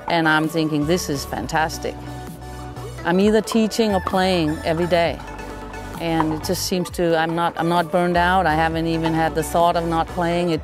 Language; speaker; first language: English; non-native, fluent; Danish